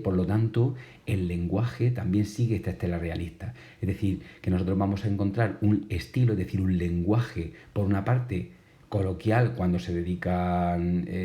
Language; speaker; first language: Spanish; native; Spanish